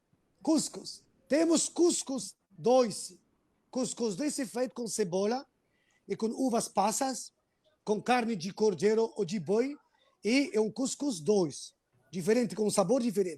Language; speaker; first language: Portuguese; non-native, fluent; Arabic